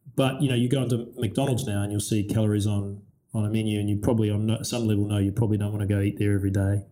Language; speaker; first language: English; native; English